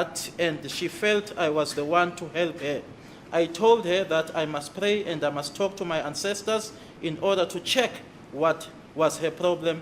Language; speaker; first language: English; non-native, local second language; Zulu